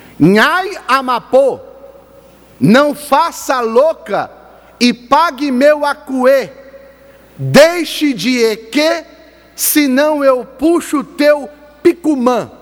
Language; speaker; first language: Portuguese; native; Portuguese